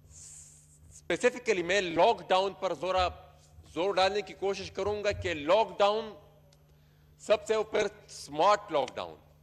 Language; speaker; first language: Urdu; non-native, local second language; Pashto